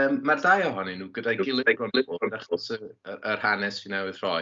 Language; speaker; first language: Welsh; native; Welsh